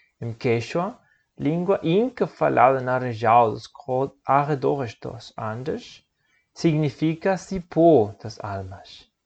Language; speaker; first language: Portuguese; non-native, learner; Spanish